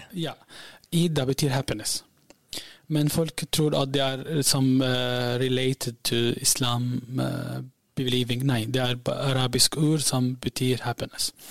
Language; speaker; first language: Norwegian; non-native, learner; Arabic